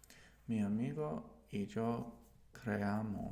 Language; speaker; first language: Spanish; non-native, learner; English